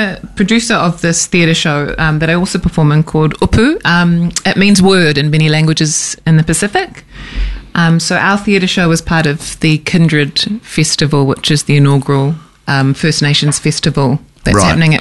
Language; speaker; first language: English; native; English